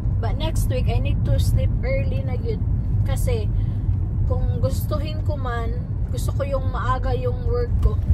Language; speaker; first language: Filipino; non-native, local second language; Cebuano